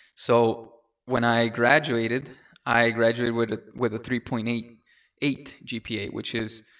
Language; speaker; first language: English; early bilingual, other home language; Spanish